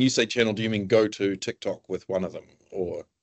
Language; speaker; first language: English; native; English